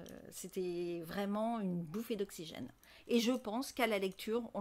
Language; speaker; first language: French; native; French